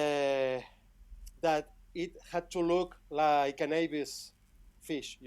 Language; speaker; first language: English; non-native, fluent; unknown